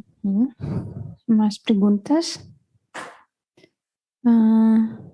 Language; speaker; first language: Spanish; non-native, fluent; Russian